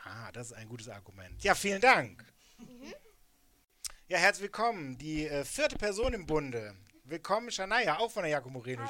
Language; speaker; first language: German; native; German